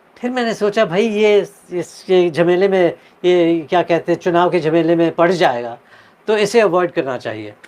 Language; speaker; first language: Hindi; native; Hindi